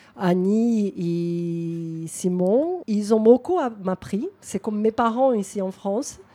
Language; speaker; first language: French; non-native, fluent; Portuguese